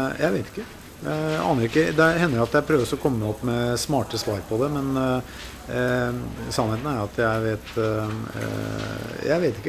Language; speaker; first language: Norwegian; native; Norwegian